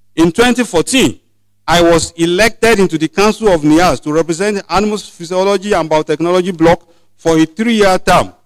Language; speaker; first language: English; non-native, local second language; Yoruba